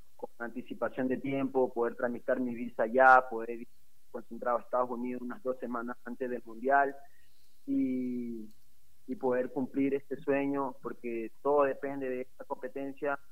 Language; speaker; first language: Spanish; native; Spanish